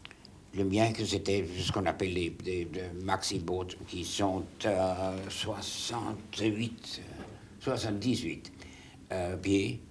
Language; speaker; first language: French; non-native, fluent; German